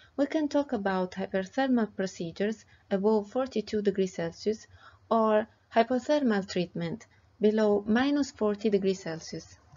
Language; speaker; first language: English; non-native, fluent; Italian